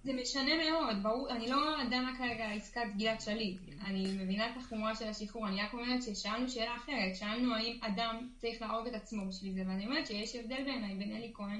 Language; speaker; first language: Hebrew; native; Hebrew